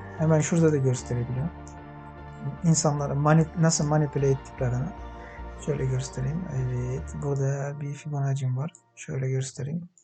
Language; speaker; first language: Turkish; non-native, fluent; Uzbek